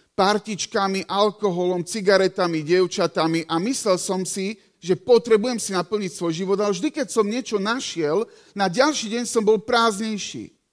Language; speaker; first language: Slovak; native; Slovak